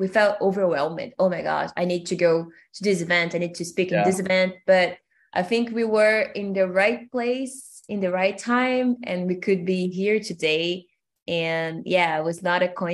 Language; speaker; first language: English; non-native, fluent; Portuguese